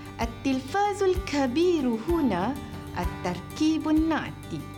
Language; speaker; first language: Arabic; non-native, fluent; Malay